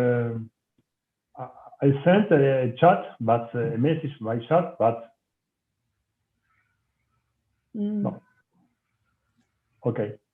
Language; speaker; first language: English; non-native, fluent; Spanish